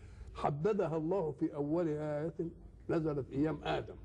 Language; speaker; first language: Arabic; native; Arabic